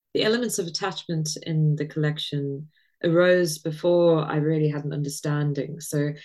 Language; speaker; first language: English; native; English